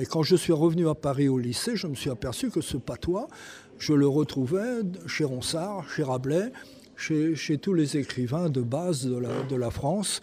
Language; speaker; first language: French; native; French